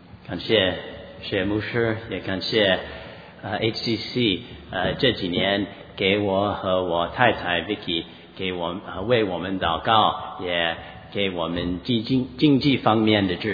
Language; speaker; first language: Chinese; non-native, fluent; English